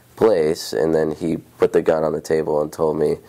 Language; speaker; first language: English; native; English